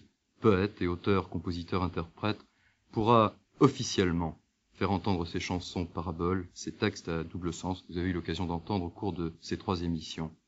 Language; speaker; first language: French; native; French